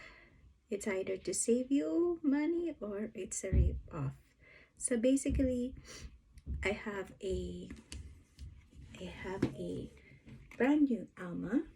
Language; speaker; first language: English; non-native, fluent; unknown